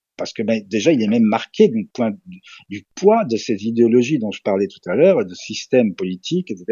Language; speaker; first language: French; early bilingual, other home language; Serbian